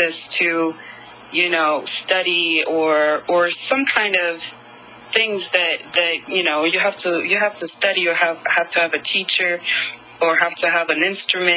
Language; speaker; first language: English; non-native, fluent; Russian